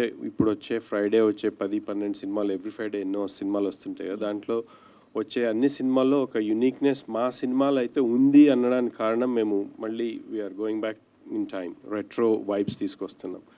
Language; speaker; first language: Telugu; native; Telugu